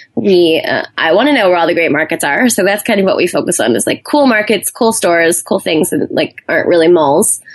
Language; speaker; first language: English; native; English